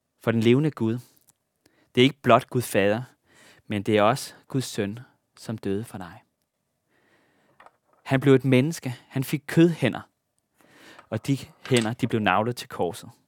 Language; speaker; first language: Danish; native; Danish